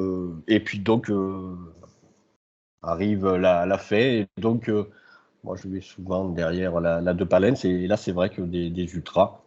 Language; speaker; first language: French; native; French